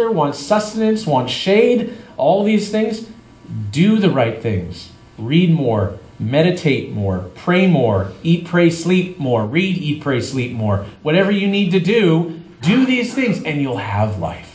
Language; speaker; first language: English; native; English